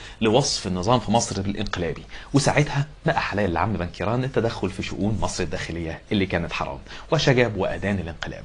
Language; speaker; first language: Arabic; native; Arabic